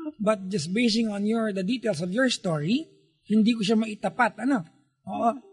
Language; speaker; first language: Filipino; native; Filipino